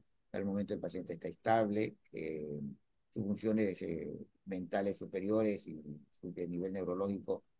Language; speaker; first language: Spanish; native; Spanish